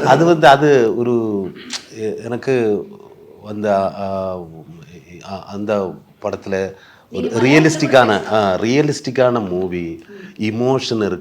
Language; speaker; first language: Tamil; non-native, learner; Malayalam